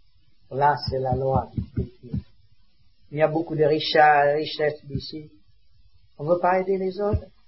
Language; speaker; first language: French; non-native, learner; Vietnamese